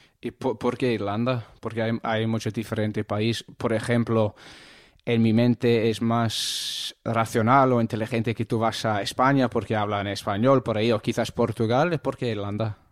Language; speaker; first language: Spanish; non-native, learner; English